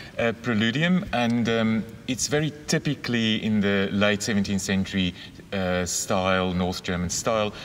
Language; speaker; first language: English; non-native, local second language; Afrikaans